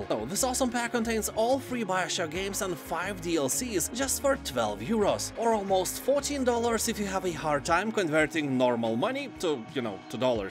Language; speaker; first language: English; non-native, fluent; Lithuanian